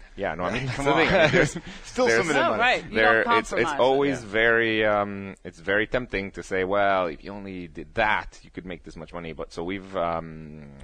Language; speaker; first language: English; early bilingual, other home language; Spanish